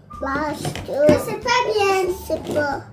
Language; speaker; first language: French; early bilingual, other home language; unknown